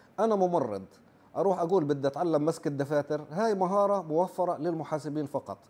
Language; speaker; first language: Arabic; native; Arabic